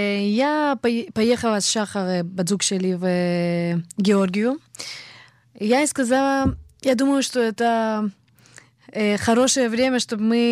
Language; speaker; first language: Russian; early bilingual, heritage; Russian